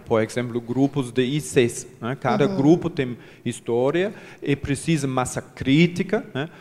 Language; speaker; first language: Portuguese; non-native, learner; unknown